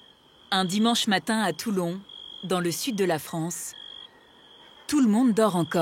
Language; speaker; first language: French; native; French